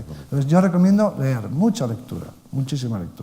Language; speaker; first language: Spanish; native; Spanish